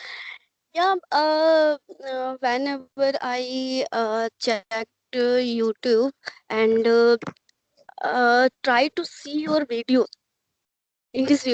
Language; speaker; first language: English; non-native, learner; Hindi